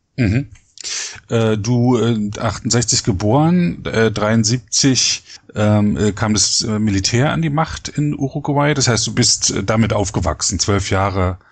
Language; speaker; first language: German; native; German